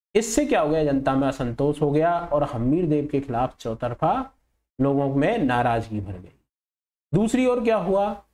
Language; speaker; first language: Hindi; native; Hindi